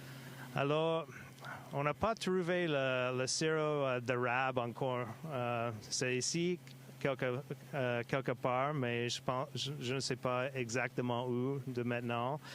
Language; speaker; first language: French; non-native, fluent; English